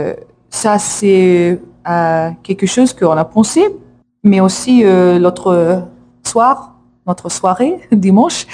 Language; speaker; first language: French; non-native, learner; English